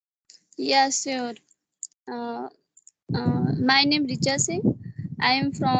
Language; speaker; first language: English; non-native, learner; Hindi